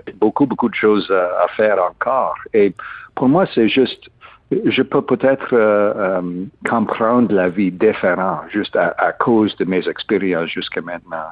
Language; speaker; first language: French; non-native, learner; English